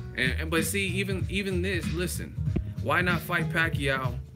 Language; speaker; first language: English; native; English